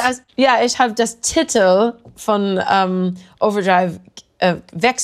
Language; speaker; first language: German; non-native, learner; English